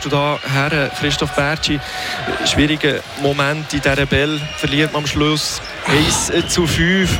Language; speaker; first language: German; native; German